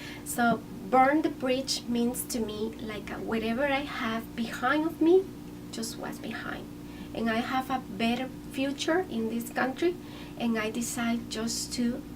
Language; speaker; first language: English; non-native, fluent; Spanish